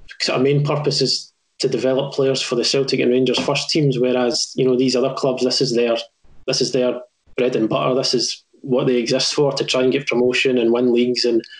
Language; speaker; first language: English; native; English